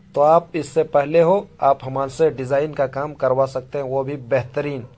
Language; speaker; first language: Hindi; native; Hindi